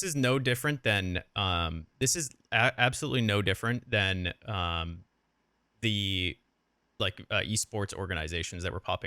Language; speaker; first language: English; native; English